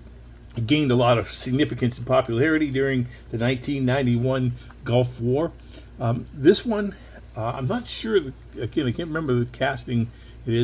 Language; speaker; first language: English; native; English